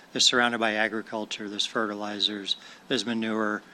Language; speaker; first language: English; early bilingual, other home language; Spanish